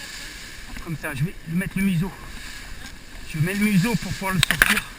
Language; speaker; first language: French; native; French